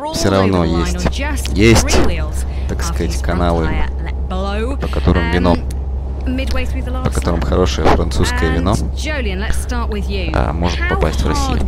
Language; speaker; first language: Russian; native; Russian